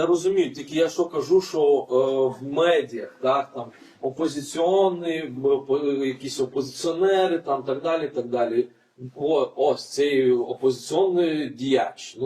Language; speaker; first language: Ukrainian; non-native, fluent; Lithuanian